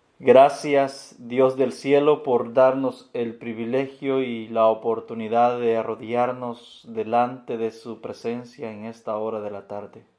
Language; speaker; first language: Spanish; native; Spanish